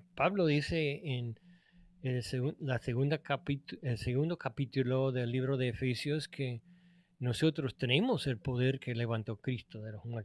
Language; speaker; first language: Spanish; non-native, fluent; English